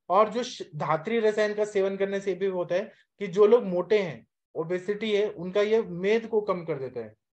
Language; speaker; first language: Hindi; native; Hindi